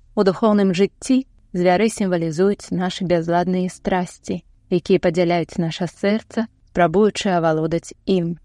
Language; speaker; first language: Belarusian; native; Belarusian